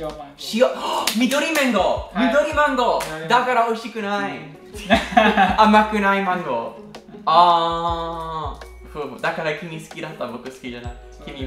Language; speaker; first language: Japanese; non-native, learner; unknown